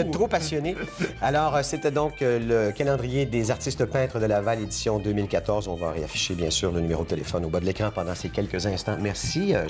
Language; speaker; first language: French; native; French